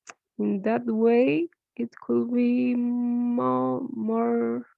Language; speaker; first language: English; non-native, learner; Spanish